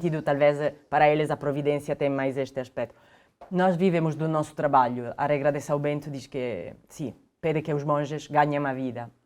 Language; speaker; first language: Portuguese; non-native, fluent; Italian